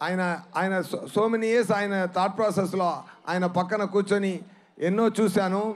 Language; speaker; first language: Telugu; non-native, fluent; Tamil